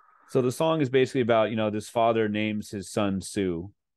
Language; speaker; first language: English; native; English